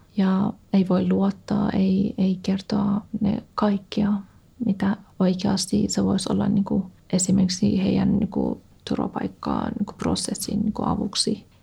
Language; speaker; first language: Finnish; non-native, fluent; Persian